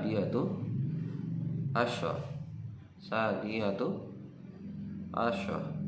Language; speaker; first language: Arabic; non-native, fluent; Indonesian